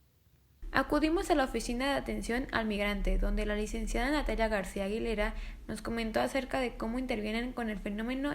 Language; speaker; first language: Spanish; native; Spanish